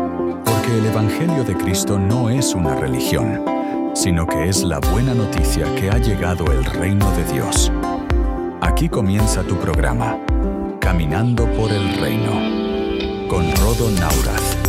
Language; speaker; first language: Spanish; native; Spanish